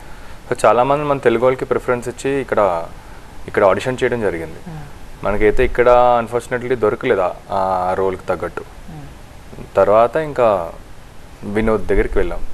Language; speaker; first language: Telugu; native; Telugu